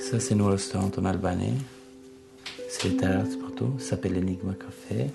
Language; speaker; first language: French; non-native, learner; Albanian